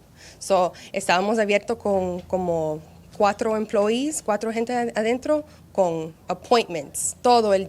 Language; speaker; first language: Spanish; early bilingual, heritage; Spanish